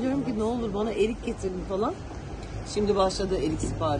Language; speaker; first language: Turkish; native; Turkish